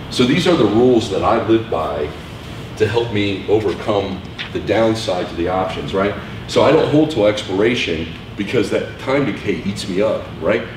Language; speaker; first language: English; native; English